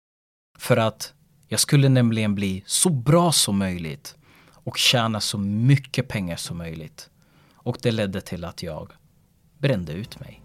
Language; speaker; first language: Swedish; early bilingual, other home language; Lingala